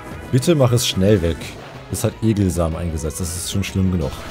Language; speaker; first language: German; native; German